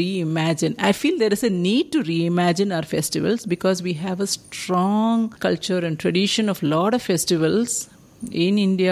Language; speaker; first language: English; non-native, local second language; Malayalam